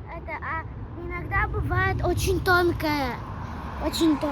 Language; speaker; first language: Russian; early bilingual, other home language; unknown